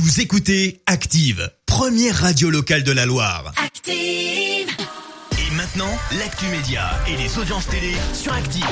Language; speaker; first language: French; native; French